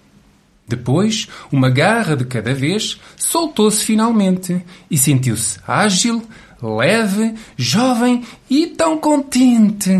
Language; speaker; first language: Portuguese; native; Portuguese